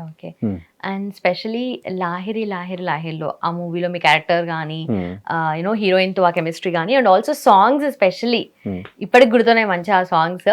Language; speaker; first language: Telugu; native; Telugu